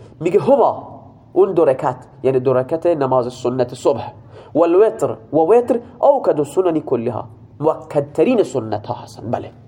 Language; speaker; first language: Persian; non-native, local second language; Baluchi